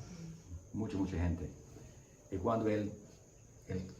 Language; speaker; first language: Spanish; non-native, learner; English